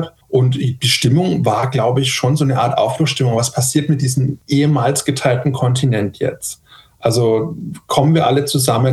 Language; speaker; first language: German; native; German